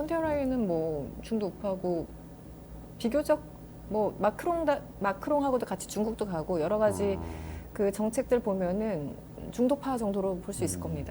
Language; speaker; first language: Korean; native; Korean